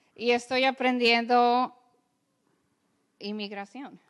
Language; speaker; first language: Spanish; early bilingual, other home language; English